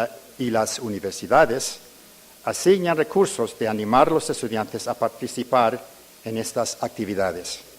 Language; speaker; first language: Spanish; early bilingual, heritage; English